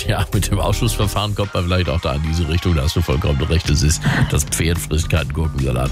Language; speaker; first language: German; native; German